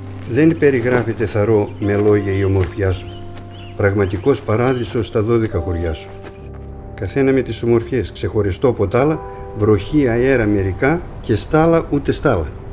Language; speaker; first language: Greek; native; Greek